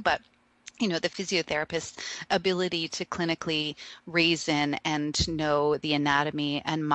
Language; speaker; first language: English; native; English